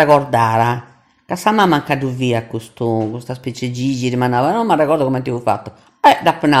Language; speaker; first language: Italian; non-native, local second language; Sardinian